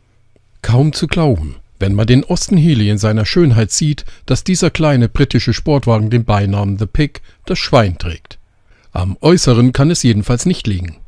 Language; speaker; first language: German; native; German